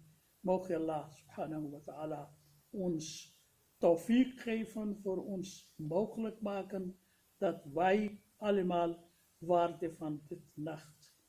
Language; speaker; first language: Dutch; non-native, fluent; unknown